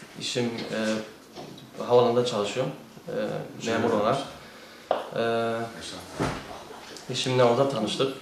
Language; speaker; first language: Turkish; early bilingual, heritage; Turkish